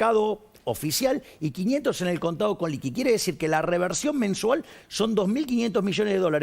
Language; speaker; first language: Spanish; native; Spanish